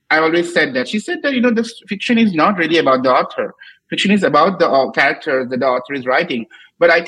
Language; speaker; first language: English; non-native, local second language; Assamese